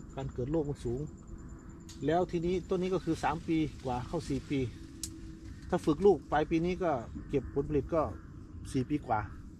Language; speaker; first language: Thai; native; Thai